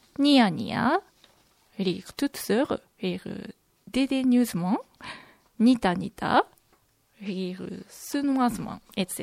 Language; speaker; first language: French; non-native, fluent; Japanese